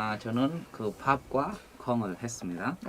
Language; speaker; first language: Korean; non-native, fluent; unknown